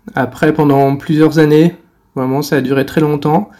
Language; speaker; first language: French; native; French